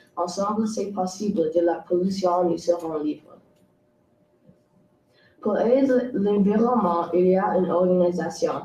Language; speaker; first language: French; non-native, local second language; English